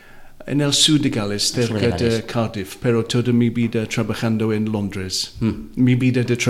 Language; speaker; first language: Spanish; non-native, learner; Welsh